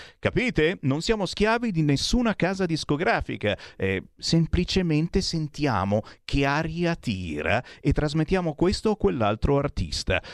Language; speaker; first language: Italian; native; Italian